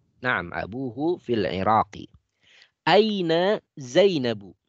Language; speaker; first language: Arabic; non-native, fluent; Indonesian